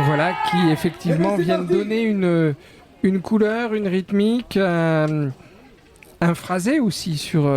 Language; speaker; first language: French; native; French